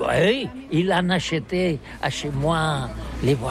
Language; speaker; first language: French; non-native, learner; Catalan